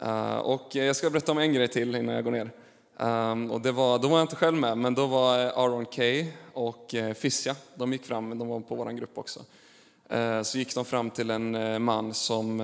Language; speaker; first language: Swedish; native; Swedish